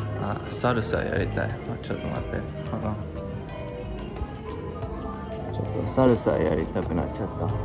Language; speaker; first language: Japanese; non-native, learner; English